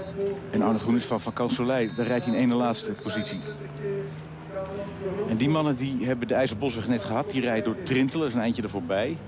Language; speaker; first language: Dutch; native; Dutch